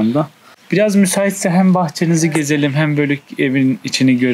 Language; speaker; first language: Turkish; native; Turkish